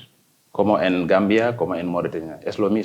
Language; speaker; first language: Spanish; non-native, fluent; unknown